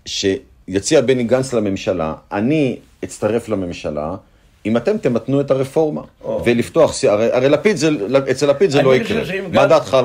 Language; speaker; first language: Hebrew; native; Hebrew